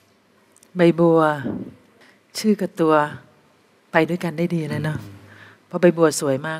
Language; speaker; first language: Thai; native; Thai